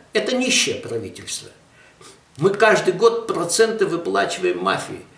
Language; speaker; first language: Russian; non-native, local second language; Armenian